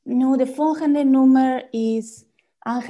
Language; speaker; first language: Dutch; non-native, learner; German